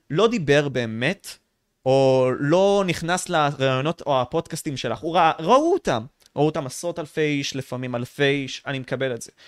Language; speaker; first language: Hebrew; native; Hebrew